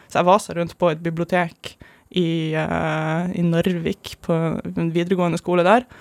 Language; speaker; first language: Norwegian; early bilingual, other home language; German